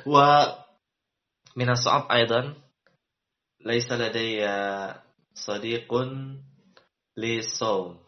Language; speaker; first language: Arabic; non-native, learner; Indonesian